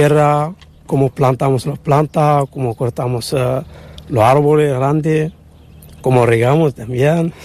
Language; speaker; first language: Spanish; non-native, learner; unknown